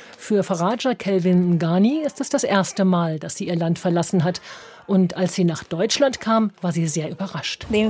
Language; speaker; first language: German; native; German